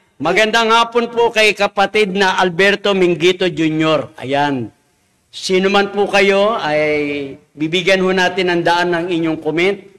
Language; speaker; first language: Filipino; native; Filipino